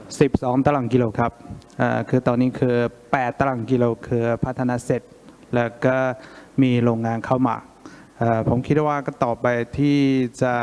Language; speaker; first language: Thai; non-native, fluent; Chinese